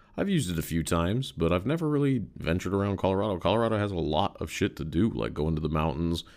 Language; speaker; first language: English; native; English